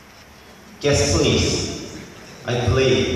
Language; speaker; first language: English; non-native, learner; Korean